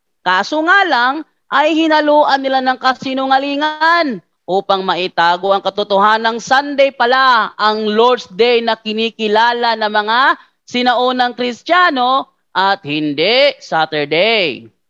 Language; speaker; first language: Filipino; native; Filipino